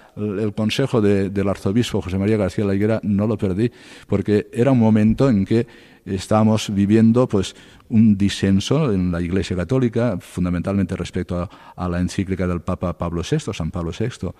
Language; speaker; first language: Spanish; native; Spanish